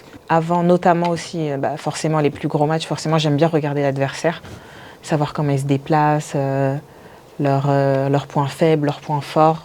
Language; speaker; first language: French; native; French